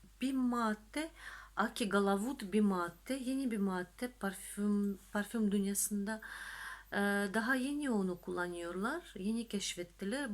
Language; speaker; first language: Turkish; non-native, fluent; Russian